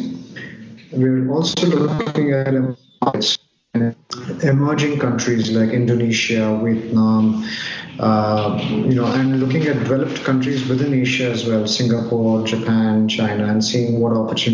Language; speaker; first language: English; non-native, local second language; Hindi